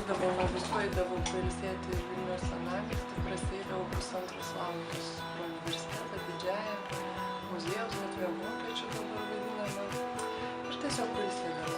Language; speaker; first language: Lithuanian; native; Lithuanian